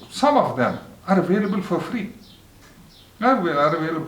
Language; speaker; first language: English; non-native, local second language; Urdu